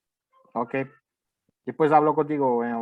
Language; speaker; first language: Spanish; non-native, fluent; Portuguese